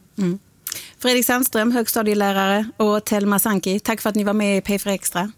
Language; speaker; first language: Swedish; native; Swedish